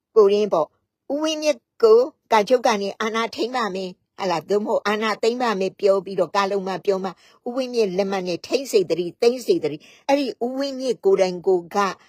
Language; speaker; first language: Burmese; native; Burmese